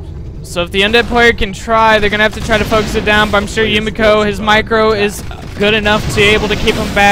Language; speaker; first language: English; native; English